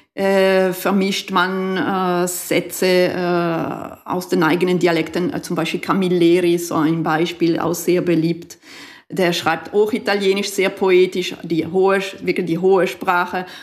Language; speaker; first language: German; non-native, local second language; Italian